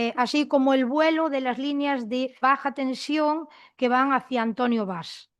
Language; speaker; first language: Spanish; non-native, local second language; Galician